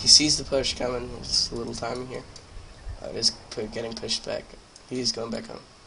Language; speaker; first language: English; native; English